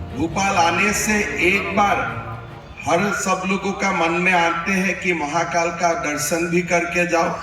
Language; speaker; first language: Hindi; non-native, local second language; Assamese